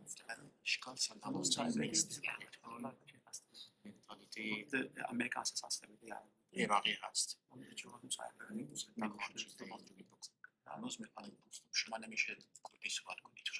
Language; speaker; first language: Persian; non-native, learner; Kurdish